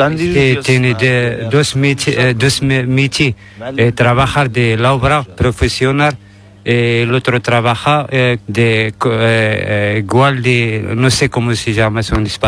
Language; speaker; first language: Spanish; non-native, learner; Arabic